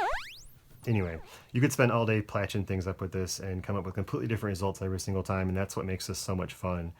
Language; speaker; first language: English; native; English